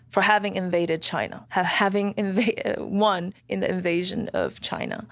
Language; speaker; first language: English; non-native, fluent; Chinese